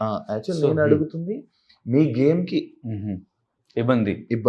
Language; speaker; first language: Telugu; native; Telugu